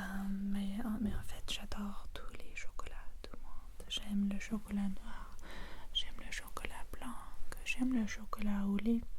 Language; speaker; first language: French; non-native, fluent; English